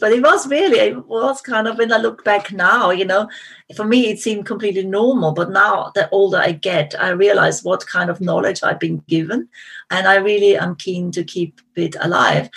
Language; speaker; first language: English; non-native, fluent; German